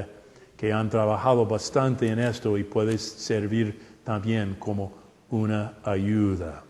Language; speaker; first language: Spanish; non-native, fluent; English